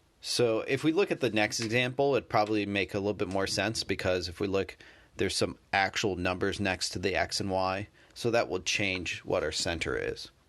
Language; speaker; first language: English; native; English